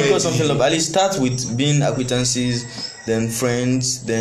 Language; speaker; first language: English; non-native, local second language; Yoruba